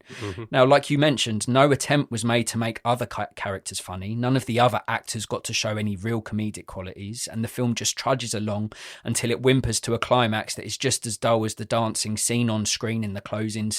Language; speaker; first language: English; native; English